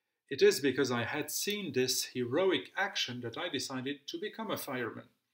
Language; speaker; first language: English; non-native, fluent; French